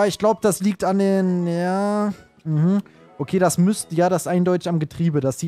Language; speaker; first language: German; native; German